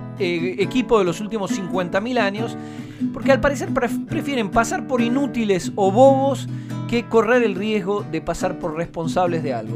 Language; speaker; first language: Spanish; native; Spanish